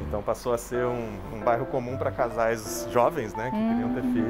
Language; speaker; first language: Portuguese; native; Portuguese